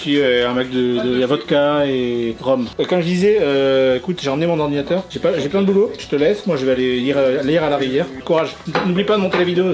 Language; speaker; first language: French; native; French